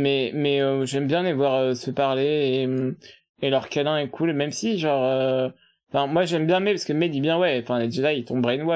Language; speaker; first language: French; native; French